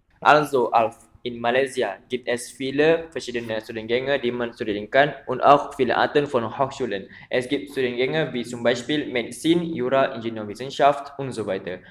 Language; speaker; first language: German; non-native, learner; Malay